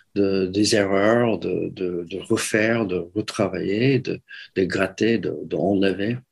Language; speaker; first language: French; non-native, fluent; English